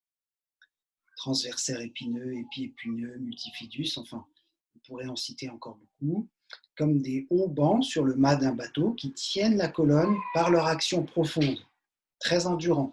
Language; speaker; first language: French; native; French